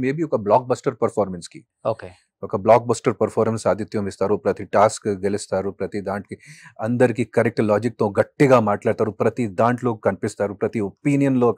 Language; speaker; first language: Telugu; non-native, fluent; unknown